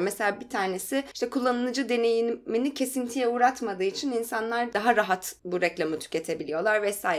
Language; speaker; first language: Turkish; native; Turkish